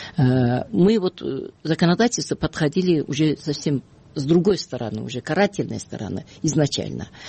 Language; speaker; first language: Russian; non-native, local second language; Kyrgyz